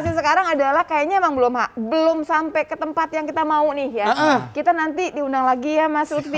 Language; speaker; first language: Indonesian; native; Indonesian